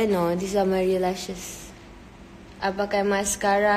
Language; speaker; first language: English; non-native, local second language; Malay